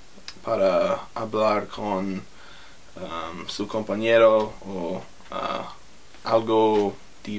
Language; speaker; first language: Spanish; non-native, learner; English